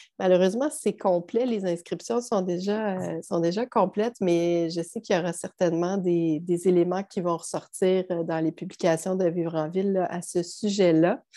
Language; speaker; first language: French; native; French